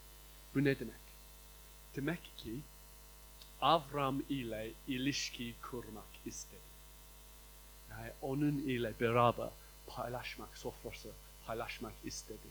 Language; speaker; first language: Turkish; non-native, fluent; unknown